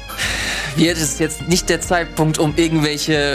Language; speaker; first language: German; native; German